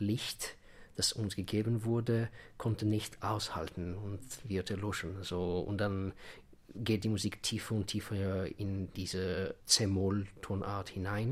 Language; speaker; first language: German; non-native, fluent; Russian